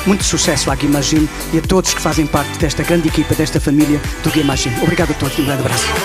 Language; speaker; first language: Portuguese; native; Portuguese